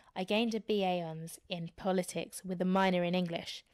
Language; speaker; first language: English; native; English